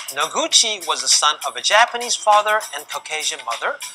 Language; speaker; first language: English; early bilingual, other home language; Korean